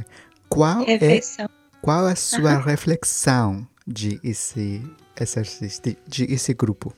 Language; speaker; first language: Portuguese; non-native, learner; Spanish